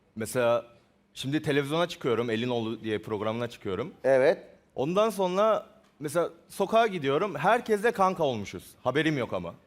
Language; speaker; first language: Turkish; non-native, fluent; Spanish